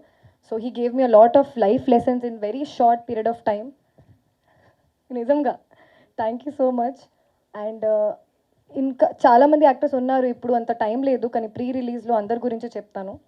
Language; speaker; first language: Telugu; non-native, fluent; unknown